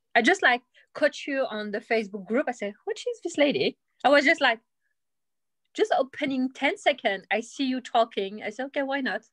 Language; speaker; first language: English; early bilingual, other home language; Arabic